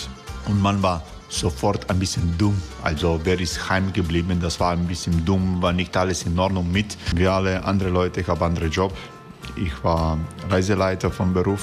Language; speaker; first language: German; non-native, fluent; Croatian